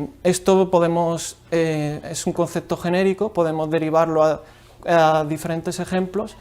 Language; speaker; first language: Spanish; native; Spanish